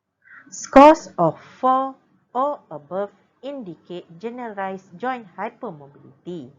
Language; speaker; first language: English; non-native, local second language; Malay